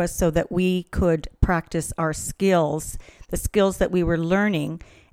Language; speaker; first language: English; native; English